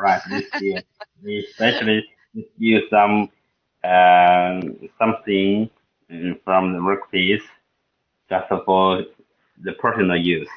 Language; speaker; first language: English; non-native, learner; Chinese